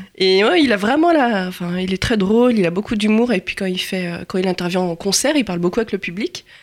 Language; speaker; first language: French; native; French